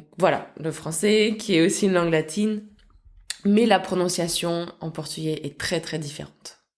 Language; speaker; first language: French; early bilingual, other home language; Russian